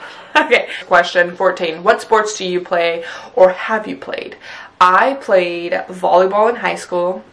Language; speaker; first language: English; early bilingual, other home language; Punjabi